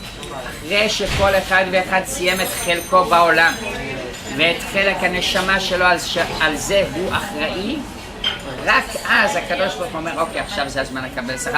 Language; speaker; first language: Hebrew; non-native, fluent; English